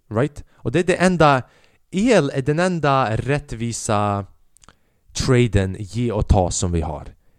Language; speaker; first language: Swedish; early bilingual, other home language; Albanian